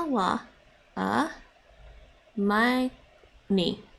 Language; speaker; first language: Japanese; non-native, learner; English